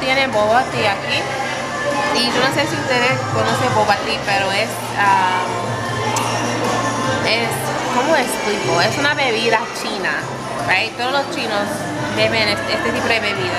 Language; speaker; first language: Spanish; non-native, learner; English